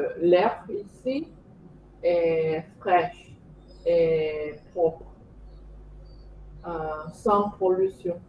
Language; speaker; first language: French; non-native, learner; Chinese